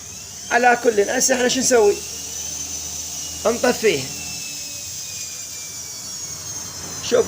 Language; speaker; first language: Arabic; native; Arabic